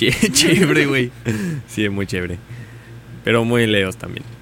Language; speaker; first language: Spanish; non-native, learner; English